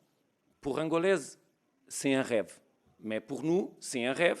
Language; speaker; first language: French; non-native, learner; Portuguese